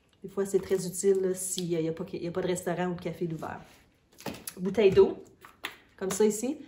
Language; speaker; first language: French; native; French